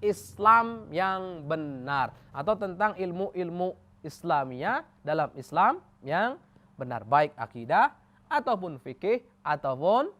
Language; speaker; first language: Indonesian; native; Indonesian